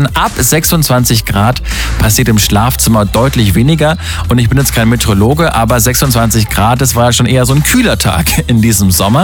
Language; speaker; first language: German; native; German